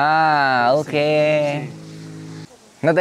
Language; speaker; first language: Portuguese; non-native, learner; Vietnamese